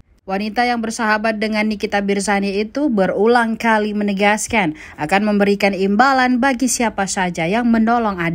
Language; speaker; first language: Indonesian; native; Indonesian